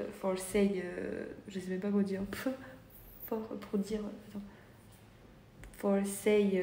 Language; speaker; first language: French; native; French